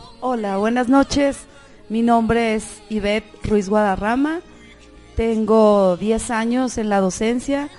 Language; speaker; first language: Spanish; native; Spanish